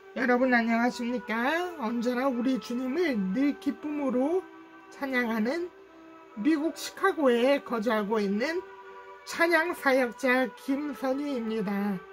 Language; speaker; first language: Korean; native; Korean